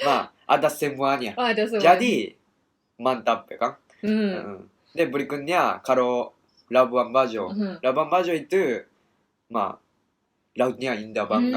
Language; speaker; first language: Indonesian; non-native, learner; Japanese